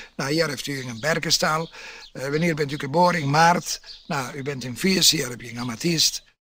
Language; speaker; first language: Dutch; non-native, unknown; Italian